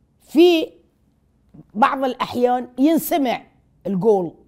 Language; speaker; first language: Arabic; native; Arabic